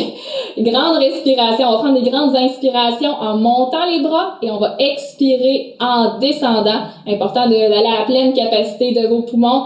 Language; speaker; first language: French; native; French